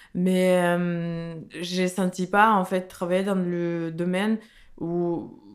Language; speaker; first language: French; non-native, learner; Russian